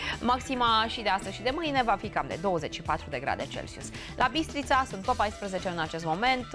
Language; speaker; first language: Romanian; native; Romanian